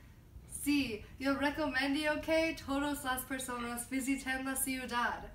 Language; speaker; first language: Spanish; non-native, learner; English